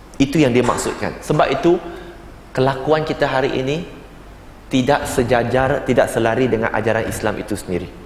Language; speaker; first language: Malay; non-native, local second language; Chinese